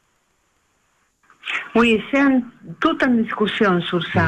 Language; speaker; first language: French; non-native, learner; Spanish